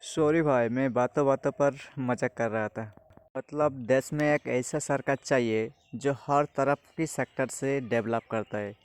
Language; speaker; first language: Hindi; non-native, local second language; Bangla